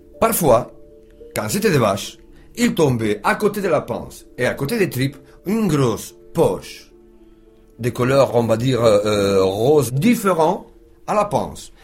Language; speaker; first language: French; non-native, fluent; Spanish